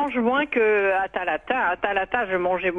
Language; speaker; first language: French; native; French